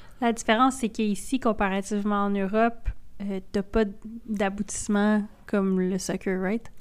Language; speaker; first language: French; native; French